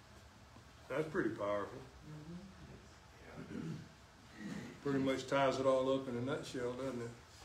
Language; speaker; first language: English; native; English